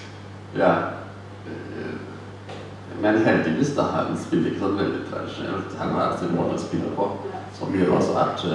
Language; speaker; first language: Norwegian; non-native, fluent; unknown